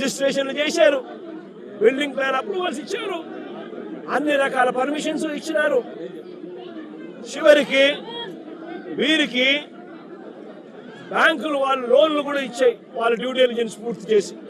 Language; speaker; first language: Telugu; native; Telugu